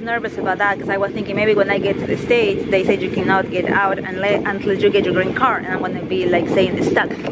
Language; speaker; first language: English; non-native, fluent; Spanish